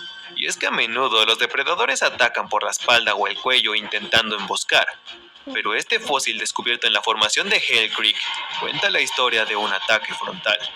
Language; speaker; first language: Spanish; native; Spanish